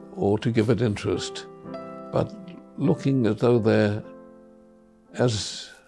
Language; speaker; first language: English; native; English